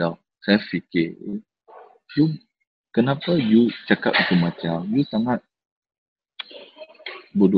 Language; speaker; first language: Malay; non-native, local second language; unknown